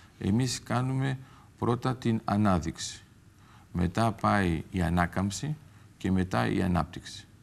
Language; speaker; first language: Greek; early bilingual, heritage; Greek